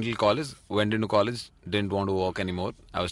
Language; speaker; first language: English; non-native, local second language; Odia